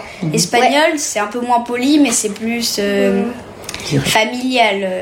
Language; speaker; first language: French; early bilingual, heritage; French